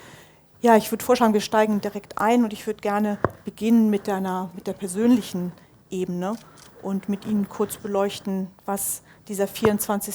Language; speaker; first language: German; native; German